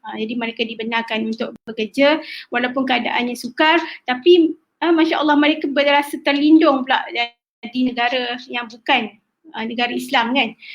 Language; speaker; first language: Malay; native; Malay